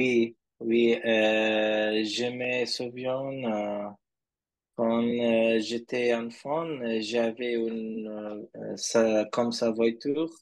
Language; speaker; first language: French; non-native, learner; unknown